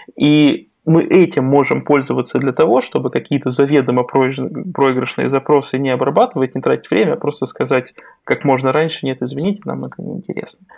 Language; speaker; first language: Russian; native; Russian